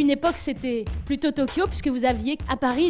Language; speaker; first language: French; native; French